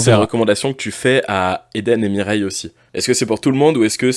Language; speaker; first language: French; native; French